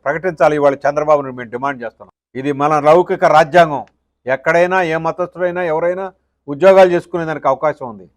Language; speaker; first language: Telugu; native; Telugu